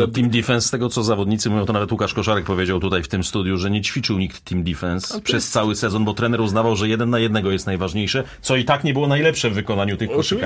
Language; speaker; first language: Polish; native; Polish